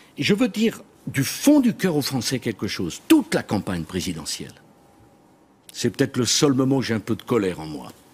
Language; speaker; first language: French; native; French